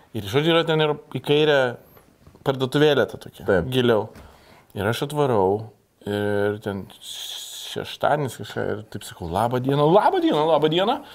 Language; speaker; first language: Lithuanian; native; Lithuanian